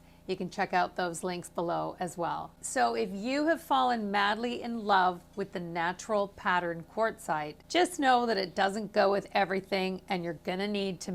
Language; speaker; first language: English; native; English